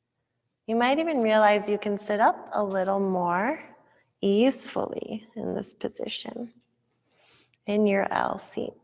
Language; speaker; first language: English; native; English